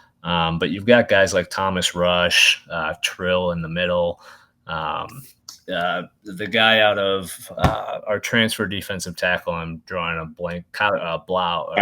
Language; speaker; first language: English; native; English